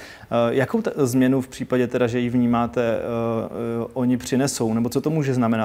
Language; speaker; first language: Czech; native; Czech